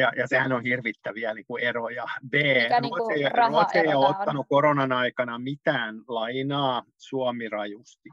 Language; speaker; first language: Finnish; non-native, local second language; Swedish